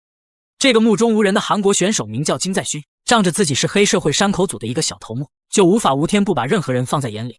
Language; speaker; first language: Chinese; native; Chinese